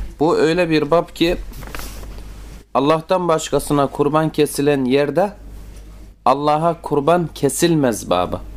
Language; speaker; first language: Turkish; native; Turkish